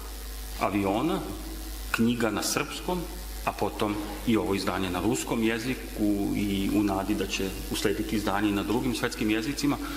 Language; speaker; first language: Serbian; native; Serbian